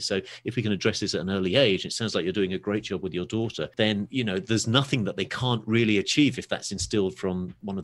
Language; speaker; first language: English; native; English